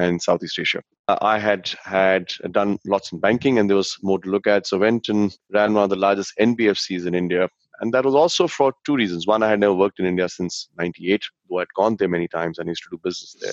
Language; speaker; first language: English; non-native, local second language; Hindi